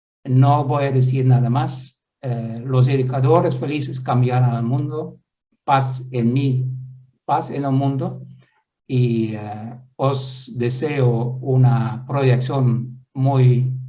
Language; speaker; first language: Spanish; non-native, fluent; Dutch